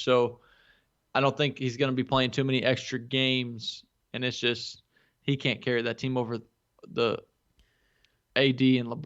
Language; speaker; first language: English; native; English